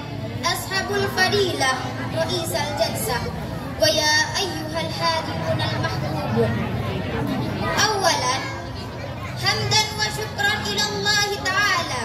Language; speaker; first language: Arabic; non-native, learner; Indonesian